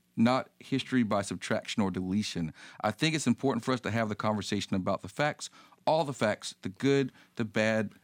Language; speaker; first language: English; native; English